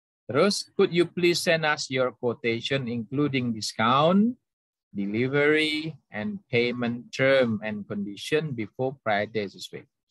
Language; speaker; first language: English; non-native, fluent; Indonesian